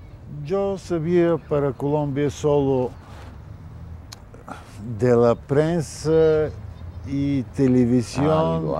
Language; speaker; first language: Spanish; non-native, fluent; Bulgarian